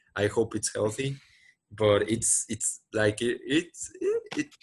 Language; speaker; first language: English; non-native, fluent; Spanish